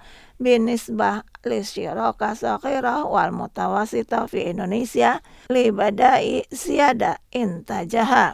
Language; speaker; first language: Arabic; non-native, fluent; Indonesian